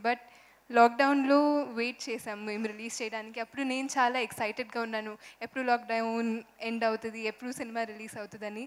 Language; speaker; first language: Telugu; non-native, fluent; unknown